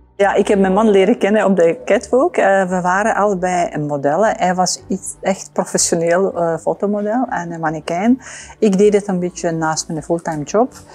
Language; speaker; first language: Dutch; non-native, fluent; Bosnian